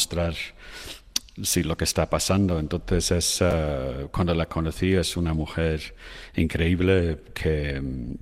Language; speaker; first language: Spanish; non-native, fluent; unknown